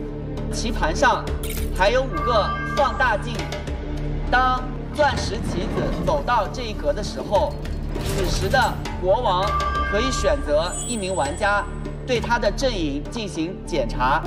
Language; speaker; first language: Chinese; native; Chinese